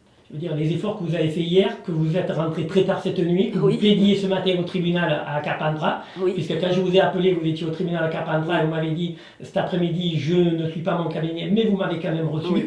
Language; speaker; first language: French; native; French